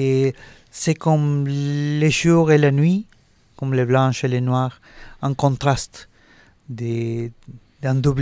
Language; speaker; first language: French; non-native, learner; Spanish